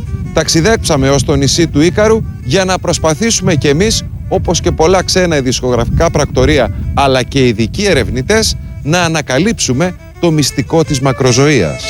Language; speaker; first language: Greek; native; Greek